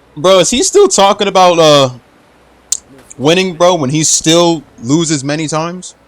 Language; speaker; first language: English; native; English